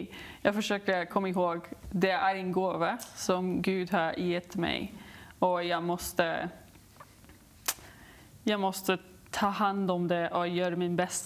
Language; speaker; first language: Swedish; non-native, learner; English